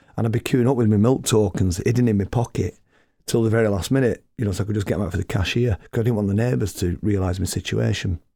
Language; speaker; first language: English; native; English